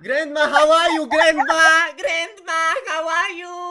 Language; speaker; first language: English; non-native, learner; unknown